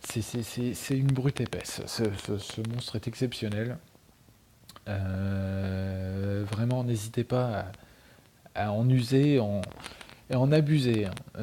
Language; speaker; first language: French; native; French